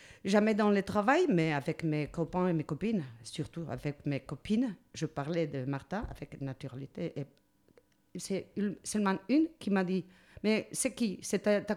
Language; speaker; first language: French; non-native, fluent; Spanish